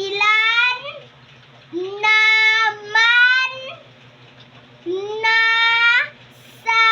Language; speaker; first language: Filipino; non-native, local second language; Cebuano